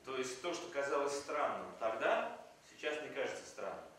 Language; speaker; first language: Russian; native; Russian